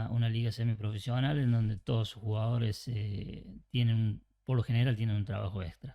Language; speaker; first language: Spanish; native; Spanish